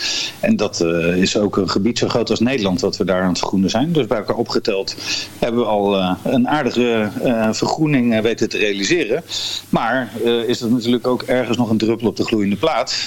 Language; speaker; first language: Dutch; native; Dutch